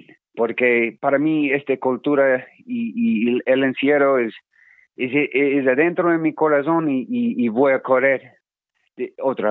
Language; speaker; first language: Spanish; non-native, learner; English